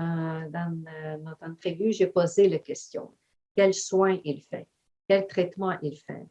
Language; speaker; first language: French; non-native, fluent; Ukrainian